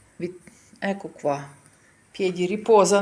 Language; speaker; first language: Italian; non-native, learner; Ukrainian